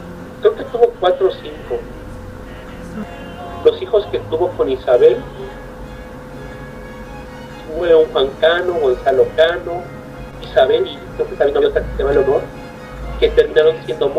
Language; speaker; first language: Spanish; native; Spanish